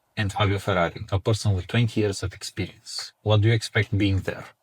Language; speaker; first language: English; non-native, fluent; Bulgarian